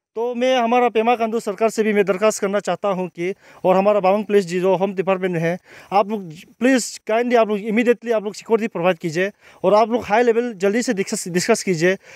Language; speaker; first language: Hindi; non-native, local second language; Nyishi